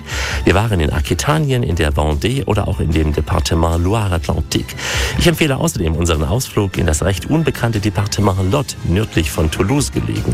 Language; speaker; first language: German; native; German